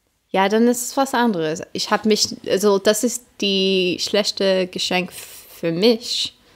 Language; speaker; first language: German; non-native, fluent; English